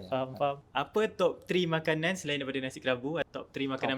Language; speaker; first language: Malay; native; Malay